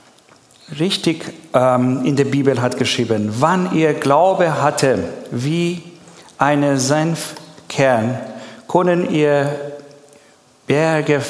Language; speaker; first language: German; non-native, learner; Persian